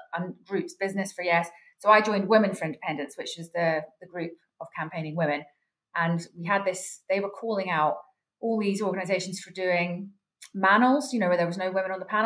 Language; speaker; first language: English; native; English